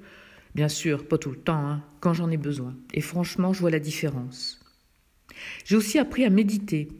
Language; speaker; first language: French; native; French